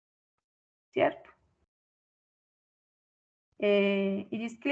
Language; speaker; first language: English; non-native, fluent; Spanish